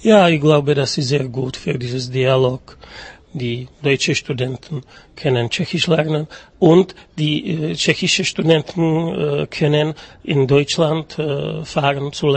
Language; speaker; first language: German; non-native, learner; Czech